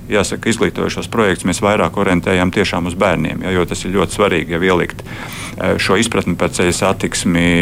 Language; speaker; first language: Latvian; native; Latvian